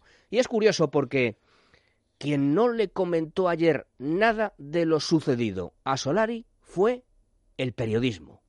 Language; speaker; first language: Spanish; native; Spanish